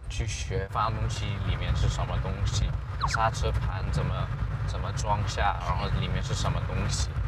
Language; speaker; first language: Chinese; non-native, fluent; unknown